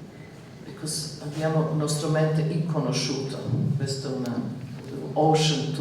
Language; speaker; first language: Italian; non-native, learner; Serbian